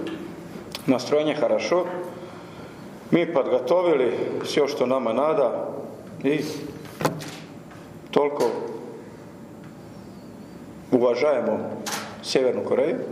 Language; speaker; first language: Russian; non-native, learner; Croatian